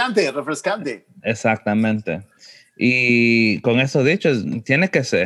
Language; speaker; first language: Spanish; early bilingual, heritage; Spanish